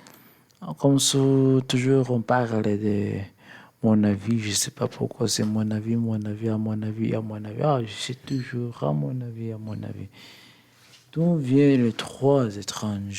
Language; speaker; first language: French; non-native, learner; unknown